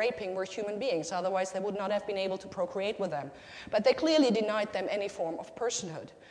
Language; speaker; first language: English; non-native, fluent; German